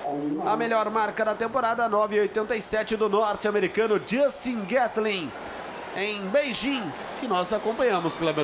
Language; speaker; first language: Portuguese; native; Portuguese